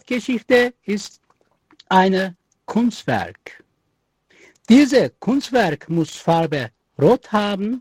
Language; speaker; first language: German; non-native, learner; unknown